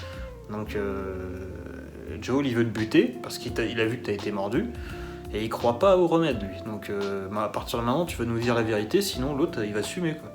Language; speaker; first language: French; native; French